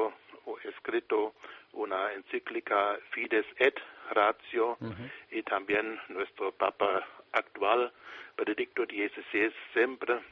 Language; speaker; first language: Spanish; non-native, fluent; German